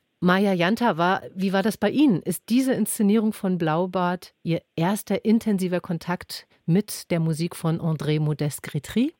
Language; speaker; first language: German; native; German